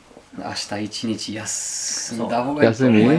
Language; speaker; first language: Japanese; non-native, learner; English